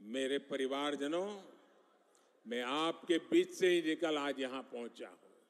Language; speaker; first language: Hindi; non-native, local second language; Gujarati